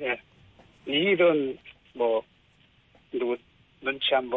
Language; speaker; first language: Korean; native; Korean